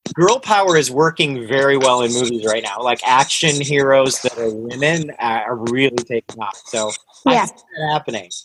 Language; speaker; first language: English; early bilingual, other home language; Hindi